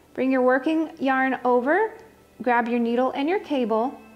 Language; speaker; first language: English; native; English